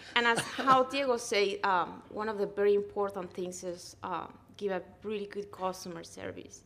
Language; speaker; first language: English; non-native, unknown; Spanish